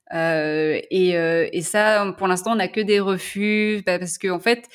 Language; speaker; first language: French; native; French